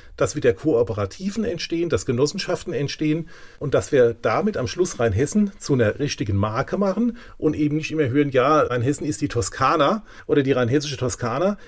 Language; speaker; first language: German; native; German